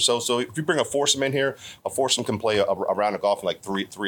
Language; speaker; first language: English; native; English